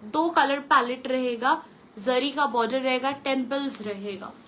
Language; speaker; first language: Hindi; non-native, local second language; Bangla